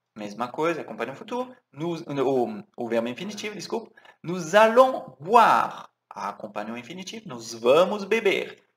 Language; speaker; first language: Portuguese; non-native, fluent; French